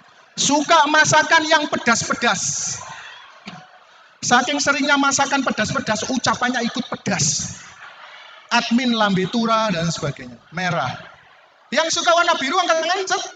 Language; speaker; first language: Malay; non-native, local second language; Javanese